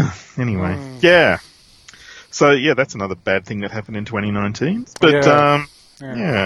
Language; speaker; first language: English; native; English